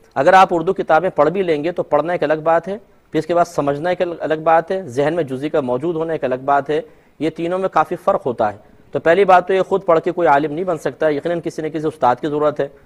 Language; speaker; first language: Urdu; native; Urdu